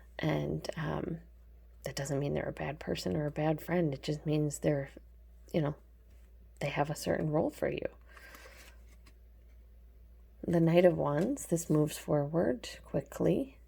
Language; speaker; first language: English; native; English